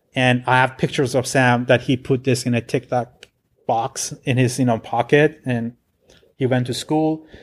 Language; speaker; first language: English; non-native, fluent; Persian